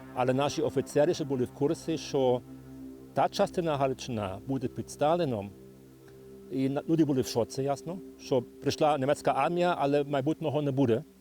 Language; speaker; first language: Ukrainian; non-native, fluent; German